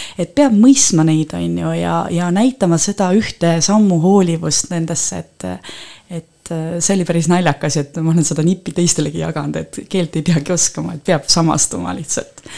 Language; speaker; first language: Estonian; native; Estonian